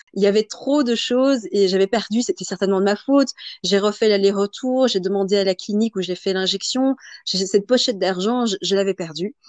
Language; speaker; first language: French; early bilingual, other home language; Vietnamese